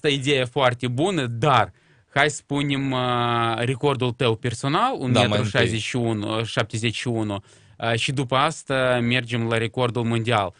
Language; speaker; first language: Romanian; non-native, local second language; Russian